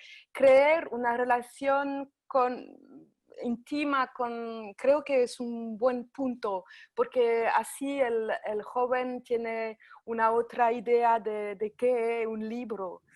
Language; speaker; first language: Spanish; non-native, fluent; French